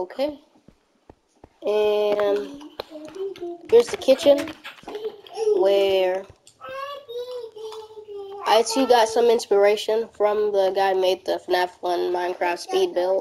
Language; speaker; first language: English; native; English